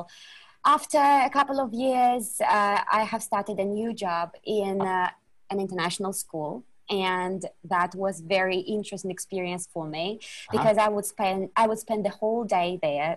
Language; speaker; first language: English; non-native, fluent; Russian